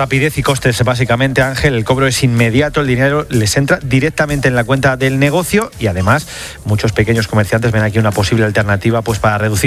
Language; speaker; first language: Spanish; native; Spanish